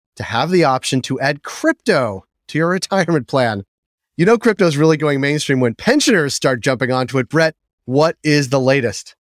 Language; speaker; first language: English; native; English